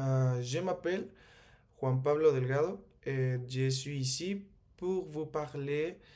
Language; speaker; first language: French; non-native, learner; Spanish